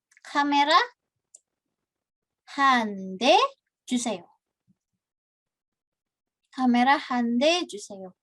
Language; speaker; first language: Korean; non-native, fluent; Indonesian